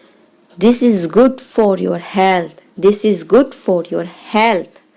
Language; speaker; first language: English; non-native, local second language; Hindi